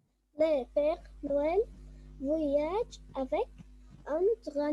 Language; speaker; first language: French; non-native, learner; Arabic